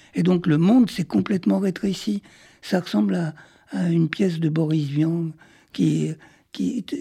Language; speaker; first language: French; early bilingual, other home language; Arabic